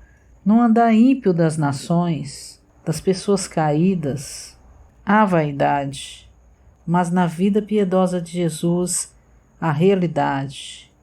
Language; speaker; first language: Portuguese; native; Portuguese